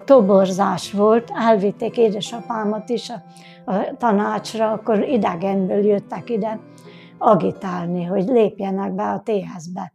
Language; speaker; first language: Hungarian; native; Hungarian